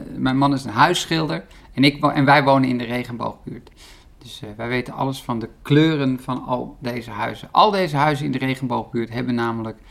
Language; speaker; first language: Dutch; native; Dutch